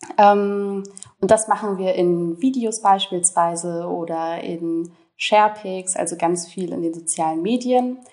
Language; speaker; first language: German; native; German